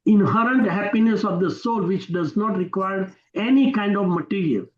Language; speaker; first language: English; non-native, local second language; Gujarati